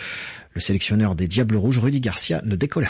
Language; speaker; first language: French; native; French